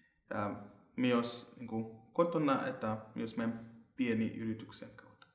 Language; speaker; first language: Finnish; non-native, fluent; Shona